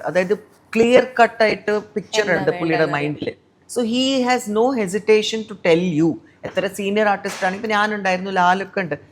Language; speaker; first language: Malayalam; non-native, local second language; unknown